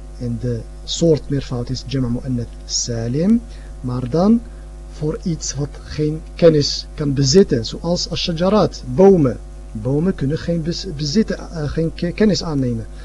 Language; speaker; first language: Dutch; early bilingual, other home language; Arabic